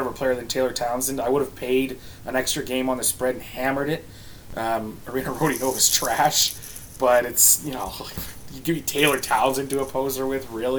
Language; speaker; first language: English; native; English